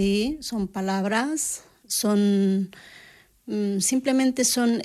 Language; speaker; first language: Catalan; non-native, learner; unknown